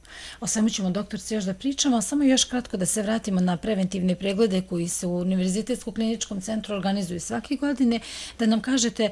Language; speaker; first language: Croatian; native; Croatian